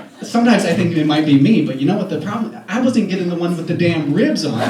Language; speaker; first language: English; native; English